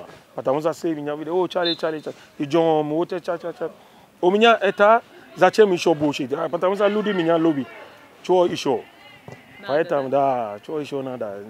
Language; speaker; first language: Russian; non-native, learner; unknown